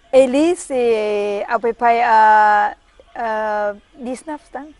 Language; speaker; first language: French; non-native, learner; Thai